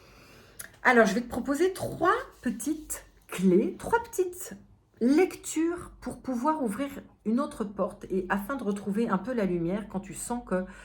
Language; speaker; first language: French; native; French